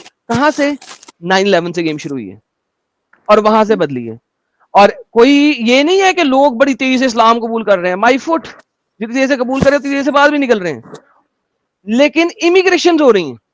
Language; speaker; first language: Hindi; native; Hindi